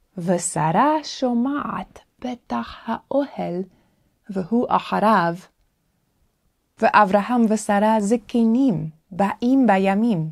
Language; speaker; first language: Hebrew; non-native, fluent; English